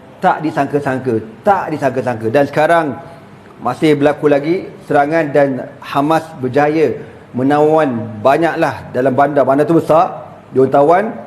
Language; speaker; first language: Malay; native; Malay